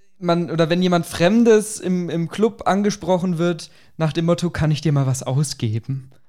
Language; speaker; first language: German; native; German